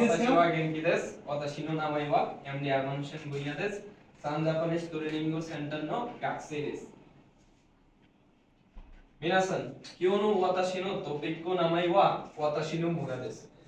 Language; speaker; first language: Japanese; non-native, learner; Bangla